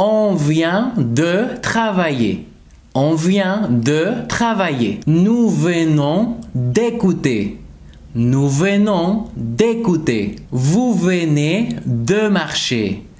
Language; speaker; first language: French; non-native, fluent; Spanish